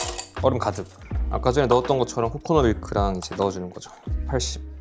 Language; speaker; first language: Korean; native; Korean